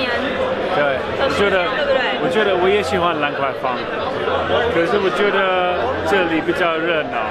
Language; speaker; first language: Chinese; non-native, fluent; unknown